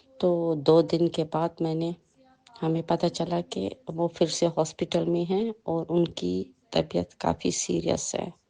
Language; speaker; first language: Hindi; native; Hindi